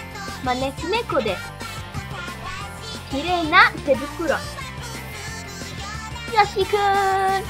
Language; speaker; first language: Japanese; non-native, learner; English